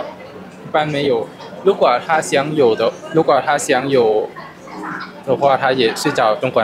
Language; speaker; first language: Chinese; non-native, fluent; Lao